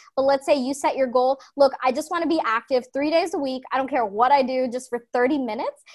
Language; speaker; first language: English; native; English